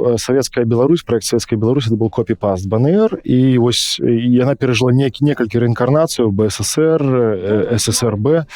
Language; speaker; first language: Belarusian; non-native, local second language; Russian